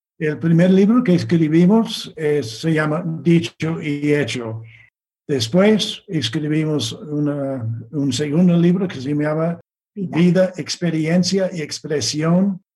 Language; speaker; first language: Spanish; non-native, fluent; English